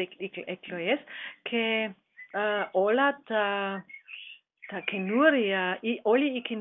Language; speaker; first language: Greek; non-native, learner; German